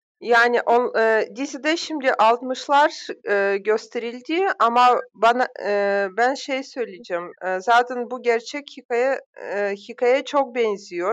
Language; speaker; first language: Turkish; non-native, fluent; Russian